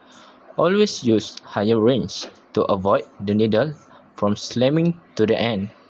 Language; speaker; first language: English; non-native, local second language; Malay